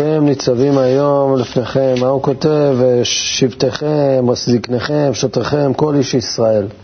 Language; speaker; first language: Hebrew; native; Hebrew